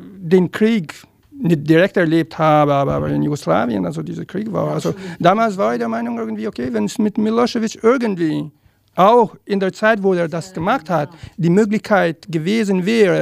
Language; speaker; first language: German; non-native, fluent; Serbian